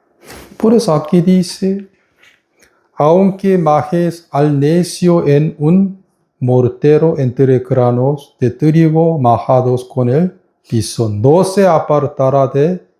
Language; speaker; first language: Spanish; non-native, fluent; Korean